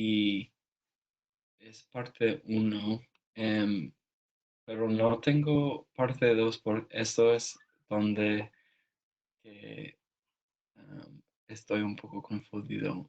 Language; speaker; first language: Spanish; non-native, learner; English